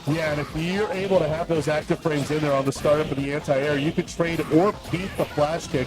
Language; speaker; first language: English; native; English